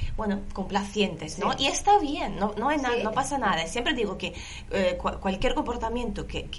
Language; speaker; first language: Spanish; non-native, fluent; Lithuanian